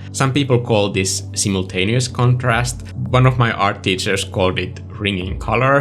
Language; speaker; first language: English; non-native, fluent; Finnish